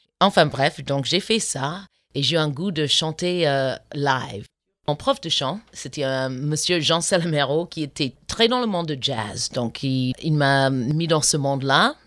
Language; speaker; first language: French; non-native, fluent; English